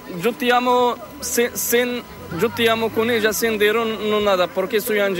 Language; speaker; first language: Spanish; non-native, learner; Arabic